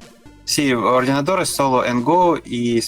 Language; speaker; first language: Spanish; non-native, learner; Russian